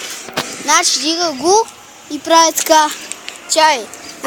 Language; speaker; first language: Bulgarian; native; Bulgarian